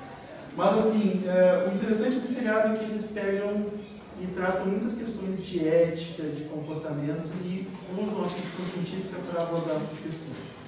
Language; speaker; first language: Portuguese; native; Portuguese